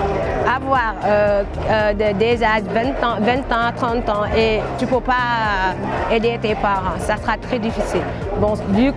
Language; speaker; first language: French; non-native, local second language; Wolof